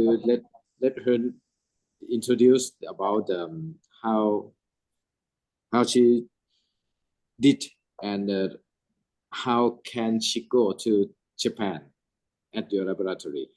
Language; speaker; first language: English; non-native, fluent; Thai